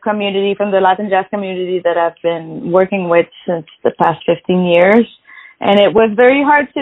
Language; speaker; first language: English; non-native, fluent; French